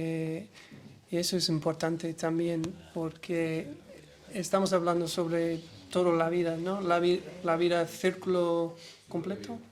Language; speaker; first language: Spanish; non-native, learner; English